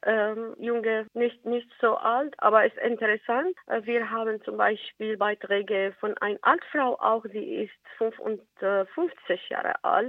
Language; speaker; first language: German; non-native, learner; Arabic